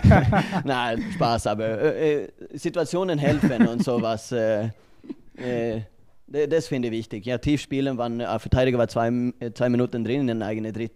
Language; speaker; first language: German; non-native, learner; Swedish